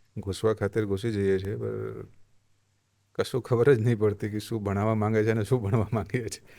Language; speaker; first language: Gujarati; non-native, local second language; Hindi